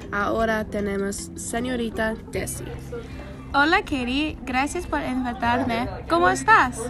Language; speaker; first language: Spanish; non-native, learner; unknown